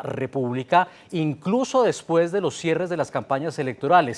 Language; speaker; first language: Spanish; native; Spanish